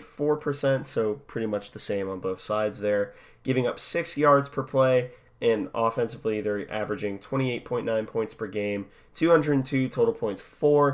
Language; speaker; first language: English; native; English